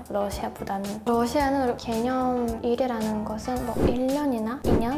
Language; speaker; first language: Korean; non-native, fluent; Russian